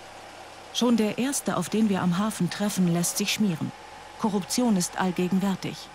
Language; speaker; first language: German; native; German